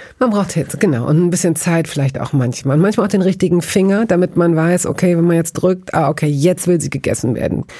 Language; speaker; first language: German; native; German